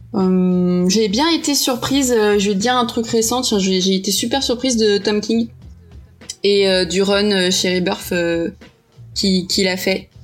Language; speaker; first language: French; early bilingual, heritage; Portuguese